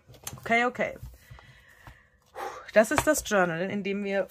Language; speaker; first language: German; native; German